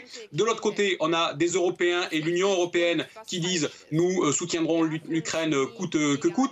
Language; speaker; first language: French; native; French